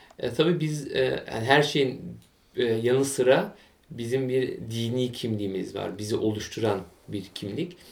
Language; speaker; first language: Turkish; early bilingual, heritage; Turkish